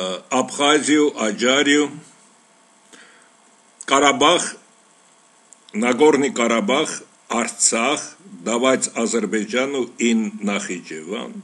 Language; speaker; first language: Russian; non-native, local second language; Armenian